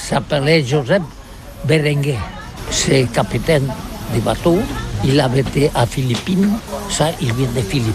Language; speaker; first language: French; non-native, learner; Catalan